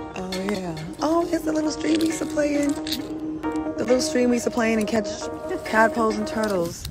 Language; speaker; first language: English; native; English